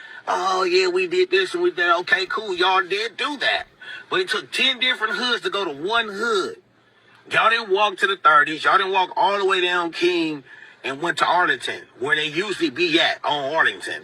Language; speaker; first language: English; native; English